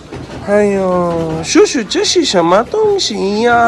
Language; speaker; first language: Chinese; non-native, learner; Urdu